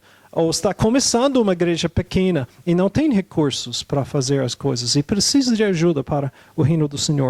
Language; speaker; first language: Portuguese; non-native, fluent; English